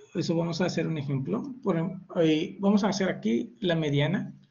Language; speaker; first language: Spanish; non-native, fluent; Hindi